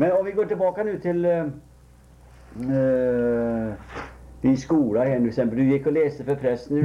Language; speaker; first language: Swedish; native; Swedish